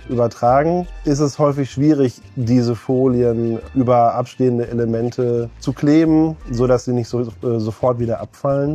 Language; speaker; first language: German; native; German